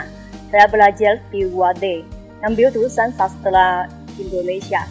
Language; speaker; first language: Indonesian; non-native, learner; Chinese